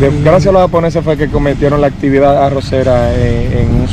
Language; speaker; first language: Spanish; native; Spanish